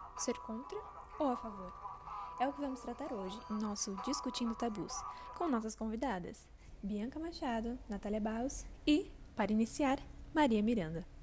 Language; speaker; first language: Portuguese; native; Portuguese